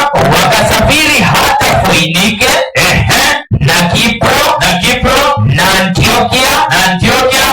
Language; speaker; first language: Swahili; non-native, local second language; Luo (Kenya and Tanzania)